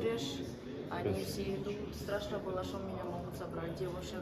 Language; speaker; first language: Russian; native; Russian